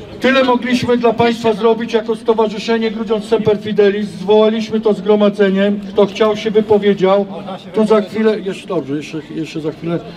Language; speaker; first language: Polish; native; Polish